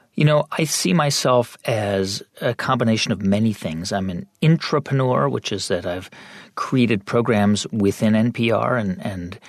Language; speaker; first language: English; native; English